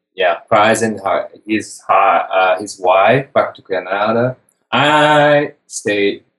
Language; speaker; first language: English; non-native, learner; Japanese